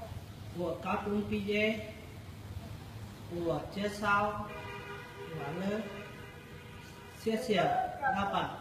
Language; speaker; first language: Chinese; non-native, learner; Vietnamese